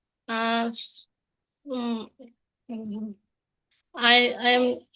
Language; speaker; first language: English; non-native, learner; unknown